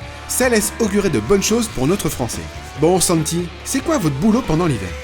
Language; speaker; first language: French; native; French